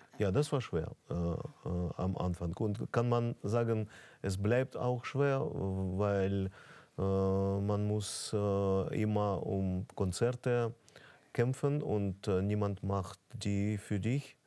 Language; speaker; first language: German; non-native, fluent; Russian